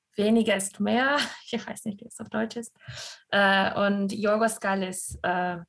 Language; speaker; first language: German; non-native, fluent; English